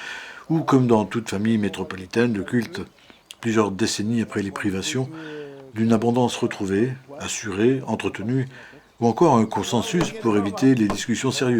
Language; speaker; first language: French; native; French